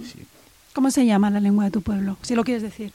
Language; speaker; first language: Spanish; native; Spanish